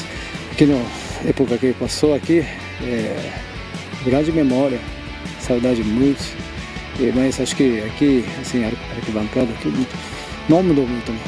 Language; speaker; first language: Portuguese; non-native, fluent; Japanese